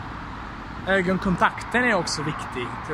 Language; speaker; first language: Swedish; non-native, fluent; Italian